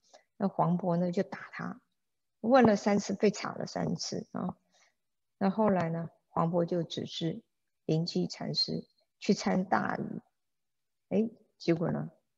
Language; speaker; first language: Chinese; native; Chinese